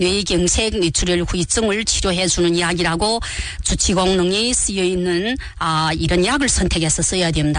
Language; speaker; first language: Korean; native; Korean